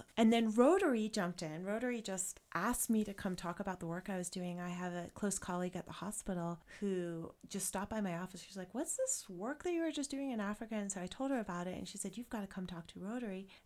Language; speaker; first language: English; native; English